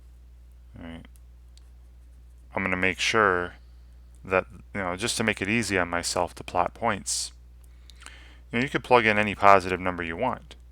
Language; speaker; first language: English; native; English